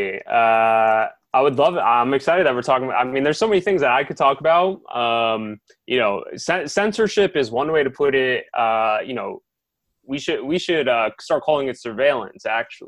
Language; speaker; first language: English; native; English